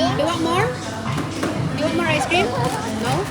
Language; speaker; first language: English; non-native, local second language; Filipino